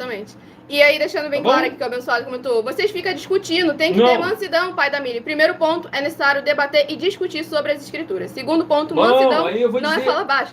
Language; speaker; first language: Portuguese; native; Portuguese